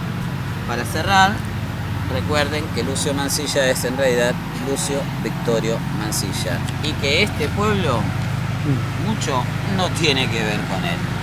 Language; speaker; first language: Spanish; native; Spanish